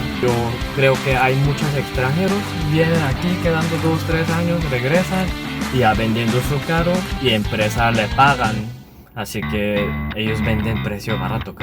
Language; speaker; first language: Spanish; non-native, learner; Korean